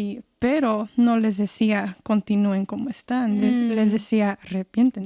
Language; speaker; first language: Spanish; early bilingual, heritage; Spanish